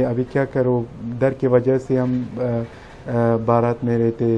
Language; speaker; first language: Hindi; non-native, learner; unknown